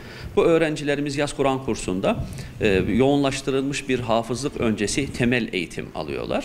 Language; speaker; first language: Turkish; native; Turkish